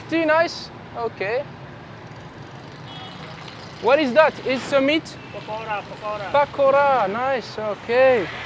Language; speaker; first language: English; non-native, learner; French